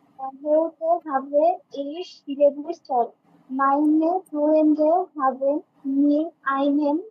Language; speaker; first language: German; non-native, learner; Bangla